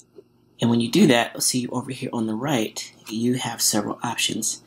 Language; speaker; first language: English; native; English